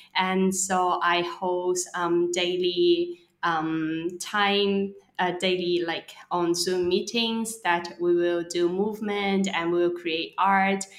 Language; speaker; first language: English; non-native, local second language; Cantonese